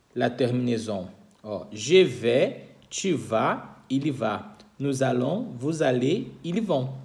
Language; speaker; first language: French; non-native, fluent; Portuguese